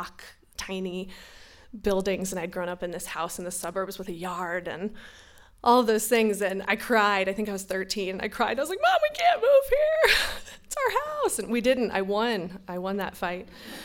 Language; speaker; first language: English; native; English